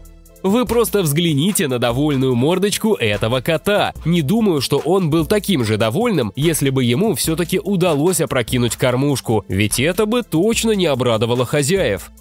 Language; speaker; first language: Russian; native; Russian